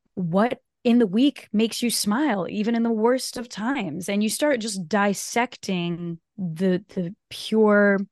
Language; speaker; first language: English; non-native, fluent; Portuguese